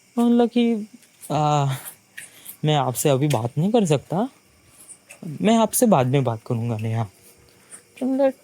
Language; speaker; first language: Hindi; non-native, local second language; Marathi